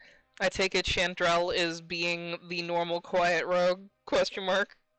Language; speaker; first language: English; native; English